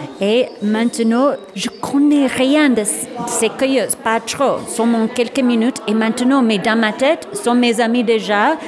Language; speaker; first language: French; non-native, learner; English